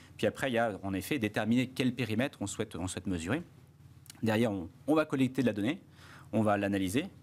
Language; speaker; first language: French; native; French